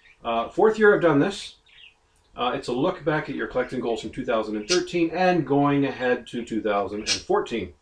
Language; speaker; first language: English; native; English